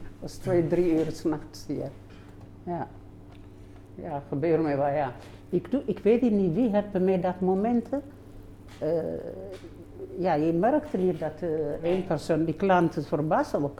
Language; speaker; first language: Dutch; non-native, learner; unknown